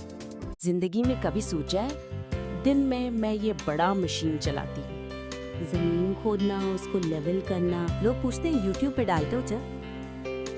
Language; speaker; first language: Hindi; non-native, local second language; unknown